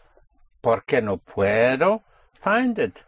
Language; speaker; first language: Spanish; non-native, fluent; English